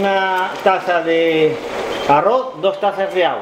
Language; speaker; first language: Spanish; non-native, fluent; Portuguese